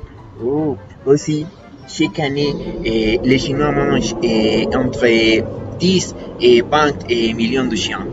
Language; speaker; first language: French; non-native, learner; Spanish